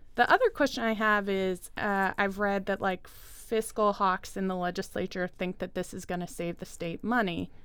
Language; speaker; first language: English; native; English